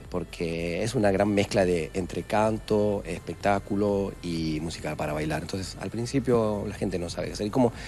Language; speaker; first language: Spanish; native; Spanish